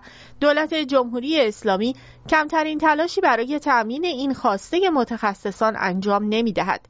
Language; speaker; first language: Persian; native; Persian